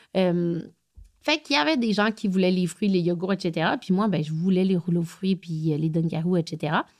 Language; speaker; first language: French; native; French